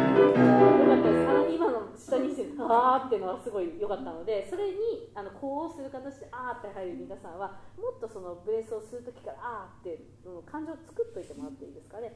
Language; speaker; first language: Japanese; native; Japanese